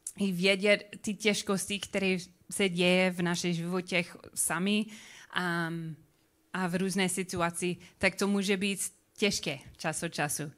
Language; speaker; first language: Czech; non-native, learner; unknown